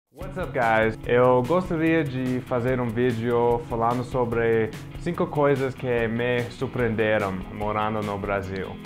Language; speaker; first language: Portuguese; non-native, fluent; English